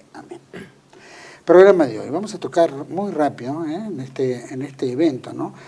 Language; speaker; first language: Spanish; native; Spanish